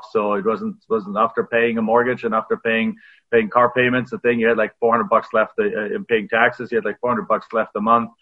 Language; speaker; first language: English; non-native, fluent; German